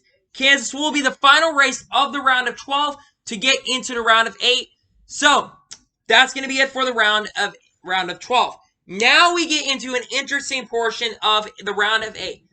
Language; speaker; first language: English; native; English